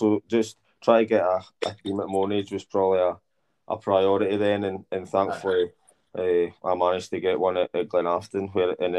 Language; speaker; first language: English; native; English